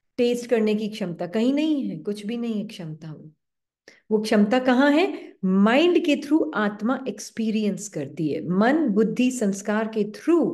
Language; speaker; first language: Hindi; native; Hindi